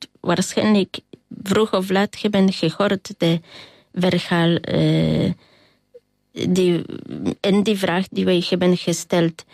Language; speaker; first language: Dutch; non-native, learner; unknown